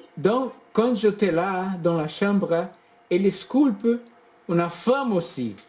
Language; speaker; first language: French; non-native, learner; Portuguese